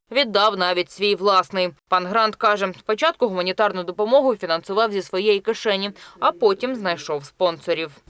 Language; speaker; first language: Ukrainian; native; Ukrainian